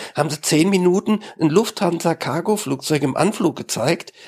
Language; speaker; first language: German; native; German